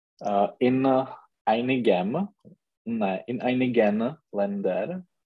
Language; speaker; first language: German; non-native, learner; Czech